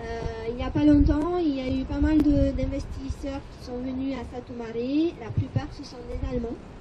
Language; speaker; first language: French; non-native, fluent; Romanian